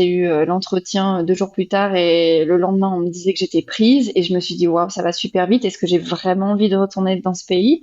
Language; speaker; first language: French; native; French